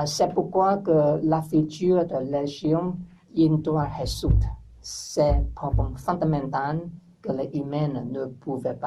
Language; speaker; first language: French; non-native, learner; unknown